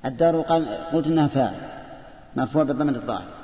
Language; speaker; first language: Arabic; native; Arabic